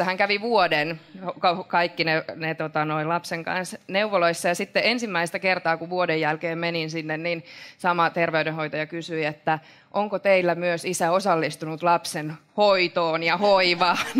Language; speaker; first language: Finnish; native; Finnish